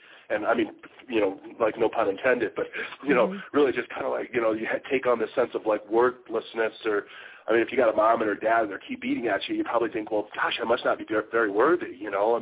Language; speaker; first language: English; native; English